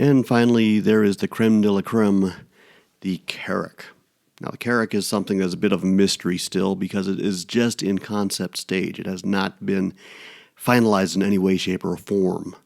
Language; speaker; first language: English; native; English